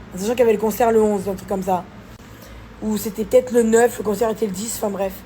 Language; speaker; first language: French; native; French